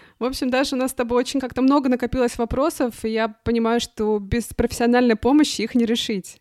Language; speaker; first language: Russian; native; Russian